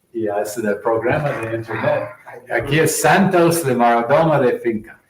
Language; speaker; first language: Spanish; non-native, learner; English